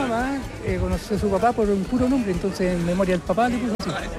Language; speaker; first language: Spanish; native; Spanish